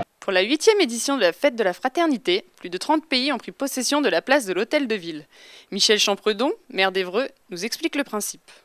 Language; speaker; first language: French; native; French